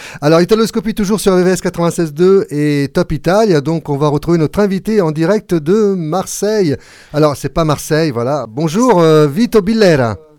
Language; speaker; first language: French; native; French